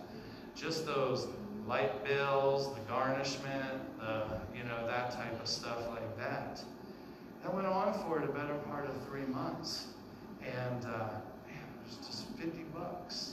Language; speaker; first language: English; native; English